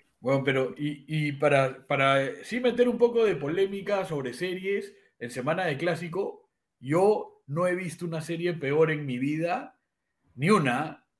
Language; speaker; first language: Spanish; native; Spanish